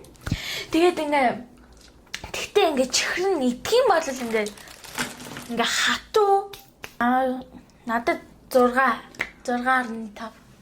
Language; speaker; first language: Mongolian; early bilingual, heritage; Mongolian